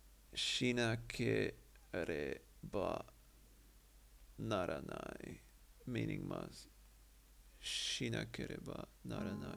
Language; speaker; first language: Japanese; non-native, learner; English